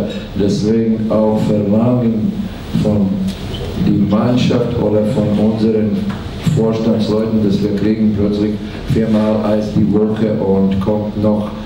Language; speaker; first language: German; non-native, learner; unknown